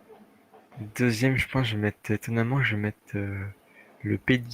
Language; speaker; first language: French; native; French